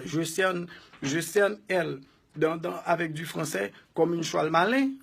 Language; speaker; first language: French; non-native, local second language; Haitian Creole